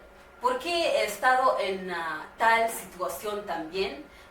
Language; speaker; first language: Spanish; non-native, learner; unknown